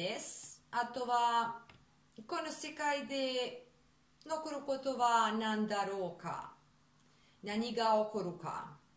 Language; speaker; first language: Japanese; non-native, learner; Serbian